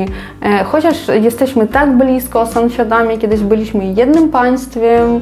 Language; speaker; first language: Polish; non-native, fluent; Ukrainian